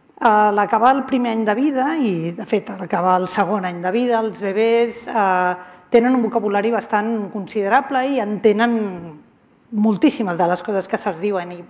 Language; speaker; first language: Catalan; native; Catalan